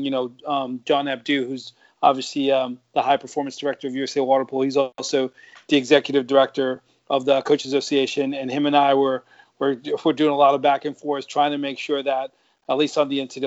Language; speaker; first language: English; native; English